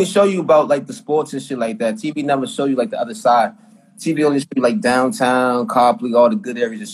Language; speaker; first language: English; native; English